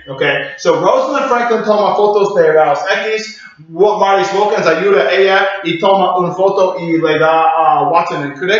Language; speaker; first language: Spanish; non-native, learner; English